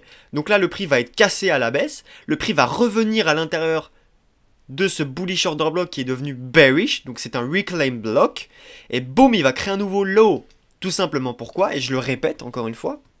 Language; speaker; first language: French; native; French